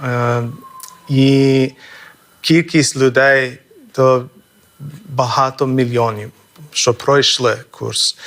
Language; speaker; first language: Ukrainian; non-native, fluent; English